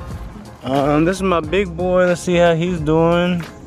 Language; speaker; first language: English; native; English